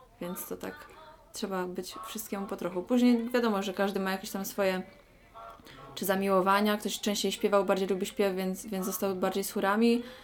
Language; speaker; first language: Polish; native; Polish